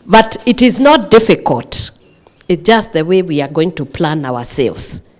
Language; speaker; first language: English; non-native, local second language; Swahili